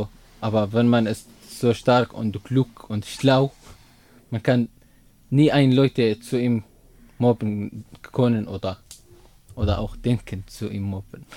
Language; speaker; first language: German; non-native, learner; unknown